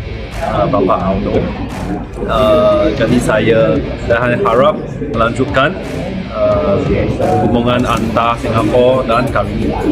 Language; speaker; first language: Indonesian; non-native, fluent; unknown